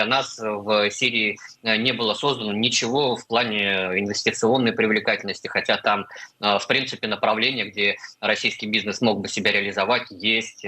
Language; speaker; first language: Russian; native; Russian